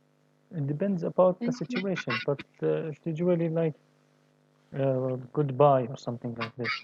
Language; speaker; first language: English; non-native, learner; Arabic